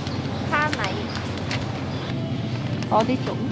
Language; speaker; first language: Cantonese; early bilingual, heritage; Cantonese